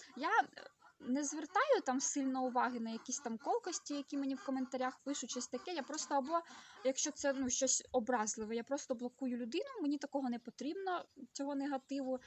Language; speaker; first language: Ukrainian; native; Ukrainian